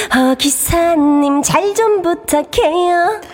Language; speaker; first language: Korean; native; Korean